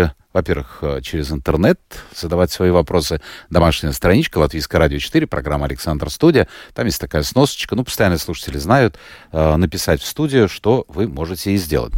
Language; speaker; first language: Russian; native; Russian